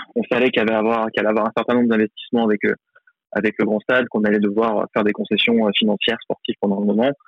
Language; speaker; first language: French; native; French